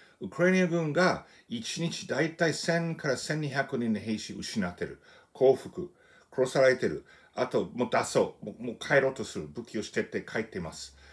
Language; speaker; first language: Japanese; non-native, fluent; English